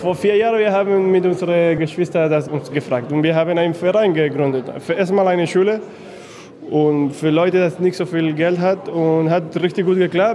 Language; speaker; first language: German; non-native, fluent; Spanish